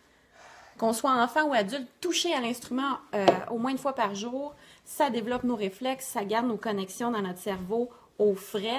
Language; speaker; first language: French; native; French